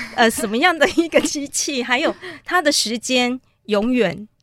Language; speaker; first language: Chinese; native; Chinese